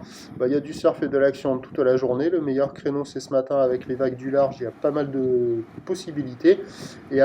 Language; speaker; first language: French; native; French